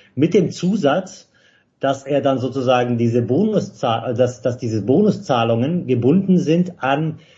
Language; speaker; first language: German; native; German